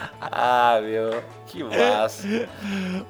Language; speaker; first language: Portuguese; native; Portuguese